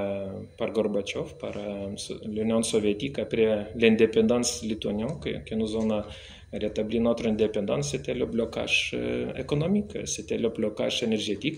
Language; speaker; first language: French; non-native, fluent; Lithuanian